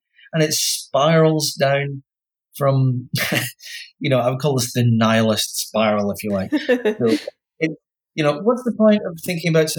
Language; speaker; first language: English; native; English